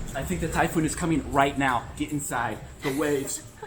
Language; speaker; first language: English; native; English